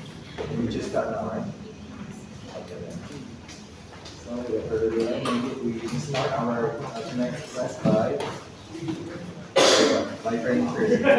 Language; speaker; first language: English; non-native, fluent; Indonesian